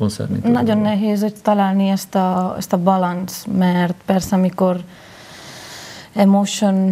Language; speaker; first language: Hungarian; non-native, learner; Spanish